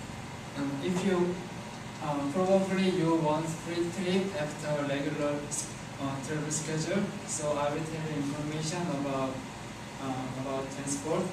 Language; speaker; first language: English; non-native, learner; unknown